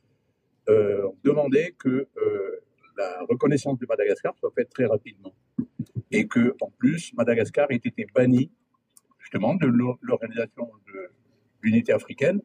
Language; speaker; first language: French; native; French